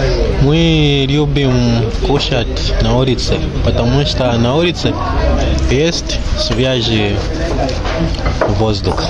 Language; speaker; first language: Russian; non-native, fluent; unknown